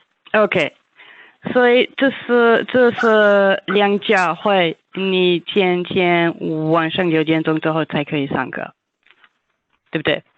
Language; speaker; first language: Chinese; non-native, fluent; German